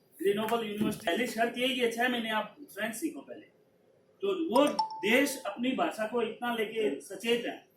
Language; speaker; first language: Hindi; non-native, local second language; Punjabi